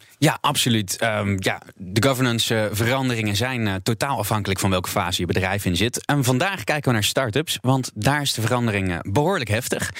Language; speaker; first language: Dutch; native; Dutch